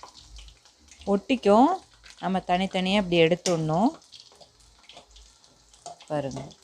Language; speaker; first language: Tamil; native; Tamil